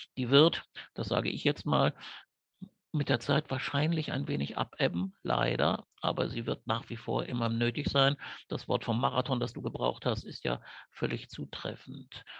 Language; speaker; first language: German; native; German